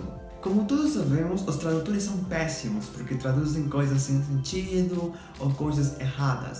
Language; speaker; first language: Portuguese; non-native, fluent; Spanish